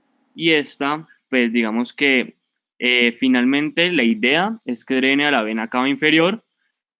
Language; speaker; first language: Spanish; native; Spanish